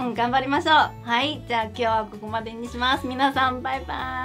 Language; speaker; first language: Japanese; non-native, fluent; Chinese